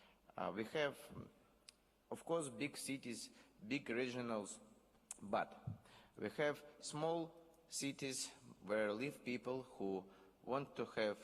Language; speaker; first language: English; non-native, learner; Russian